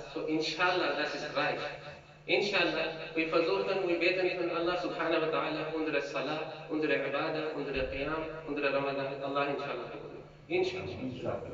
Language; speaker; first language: German; non-native, learner; Urdu